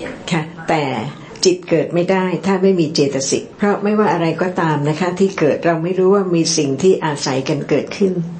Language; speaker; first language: Thai; native; Thai